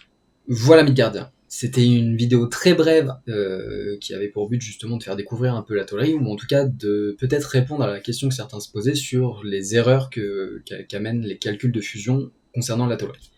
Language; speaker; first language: French; native; French